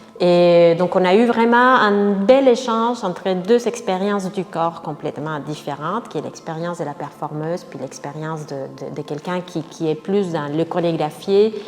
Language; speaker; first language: French; non-native, fluent; Spanish